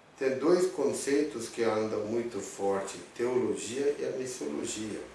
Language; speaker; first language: Portuguese; non-native, fluent; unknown